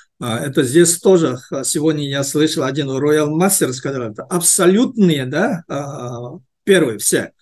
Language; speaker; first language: Russian; non-native, learner; Korean